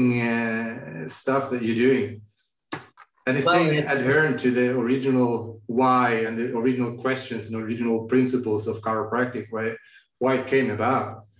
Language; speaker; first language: English; non-native, fluent; Swedish